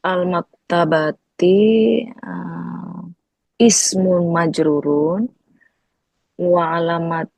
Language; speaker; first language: Arabic; non-native, learner; Indonesian